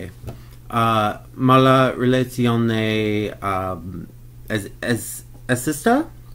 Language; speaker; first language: Italian; non-native, learner; English